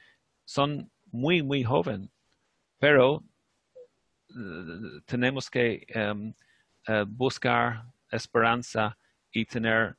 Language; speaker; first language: Spanish; non-native, fluent; English